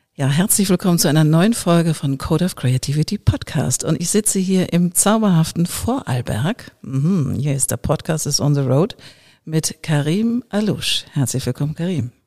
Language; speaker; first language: German; native; German